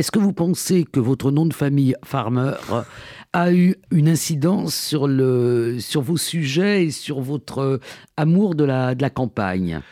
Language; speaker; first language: French; native; French